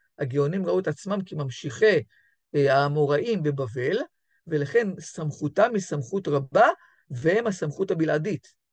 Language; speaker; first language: Hebrew; native; Hebrew